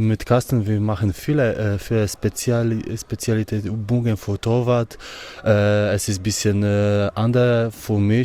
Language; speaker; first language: German; non-native, learner; Polish